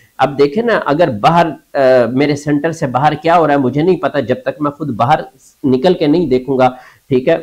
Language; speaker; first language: Urdu; native; Urdu